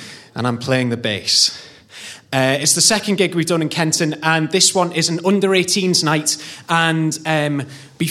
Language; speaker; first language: English; native; English